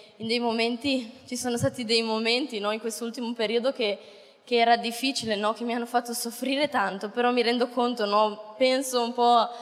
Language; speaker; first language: Italian; native; Italian